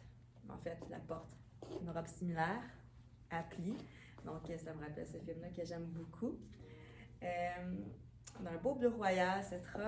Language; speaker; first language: French; native; French